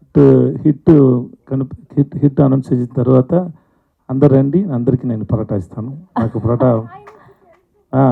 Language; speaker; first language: Telugu; non-native, learner; Tamil